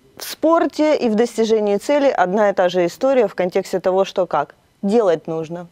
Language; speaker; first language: Russian; native; Russian